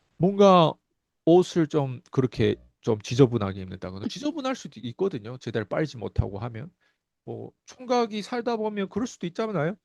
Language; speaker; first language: Korean; non-native, fluent; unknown